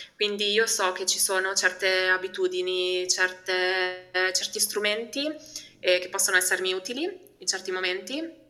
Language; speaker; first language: Italian; early bilingual, other home language; Albanian